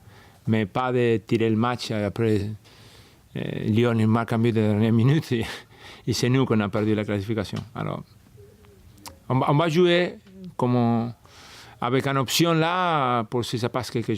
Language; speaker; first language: French; non-native, fluent; Spanish